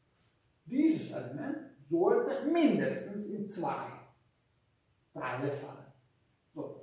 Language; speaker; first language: German; non-native, fluent; Hungarian